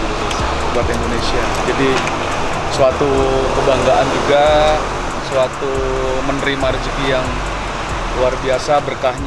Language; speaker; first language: Indonesian; non-native, local second language; Javanese